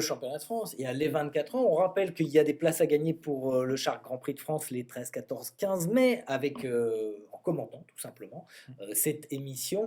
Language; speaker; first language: French; native; French